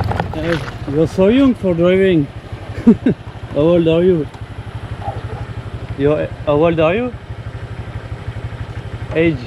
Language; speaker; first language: English; non-native, learner; French